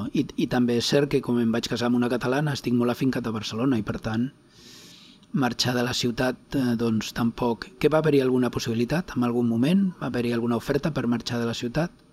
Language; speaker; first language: Catalan; non-native, local second language; Spanish